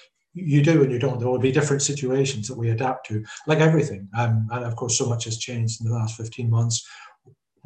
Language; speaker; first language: English; native; English